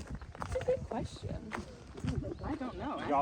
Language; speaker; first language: English; native; English